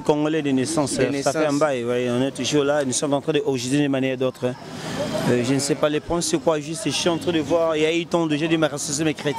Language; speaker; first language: French; non-native, local second language; Lingala